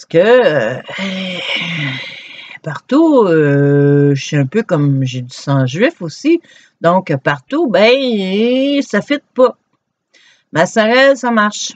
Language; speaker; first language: French; native; French